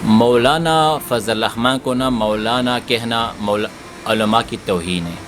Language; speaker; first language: Urdu; non-native, local second language; Pashto